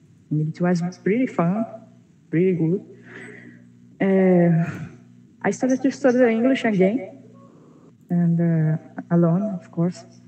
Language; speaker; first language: English; non-native, learner; Portuguese